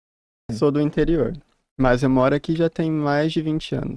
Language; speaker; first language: Portuguese; native; Portuguese